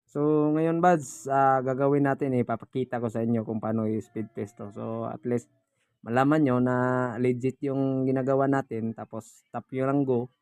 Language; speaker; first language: Filipino; native; Filipino